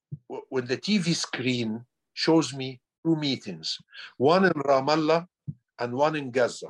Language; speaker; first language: English; non-native, fluent; Arabic